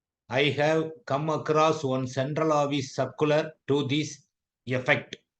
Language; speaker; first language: English; non-native, local second language; Tamil